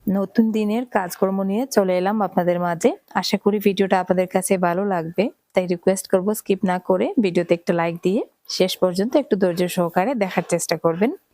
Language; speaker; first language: Bangla; native; Bangla